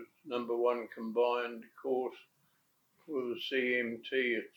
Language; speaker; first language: English; native; English